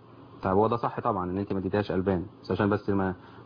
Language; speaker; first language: Arabic; native; Arabic